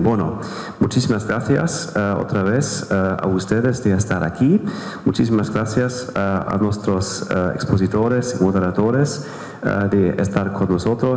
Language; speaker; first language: Spanish; non-native, fluent; German